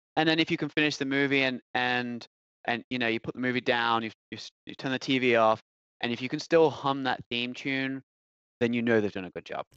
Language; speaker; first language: English; native; English